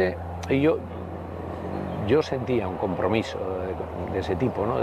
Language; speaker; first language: Spanish; native; Spanish